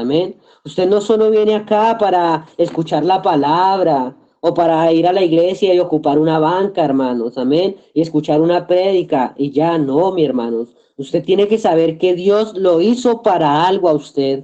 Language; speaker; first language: Spanish; native; Spanish